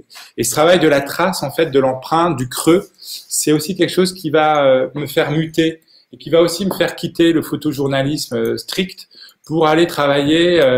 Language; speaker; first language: French; native; French